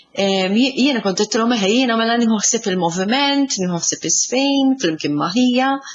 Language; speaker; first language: Maltese; early bilingual, other home language; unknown